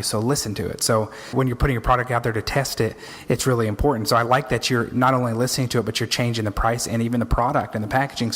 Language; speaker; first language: English; native; English